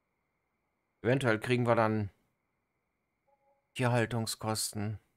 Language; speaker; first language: German; native; German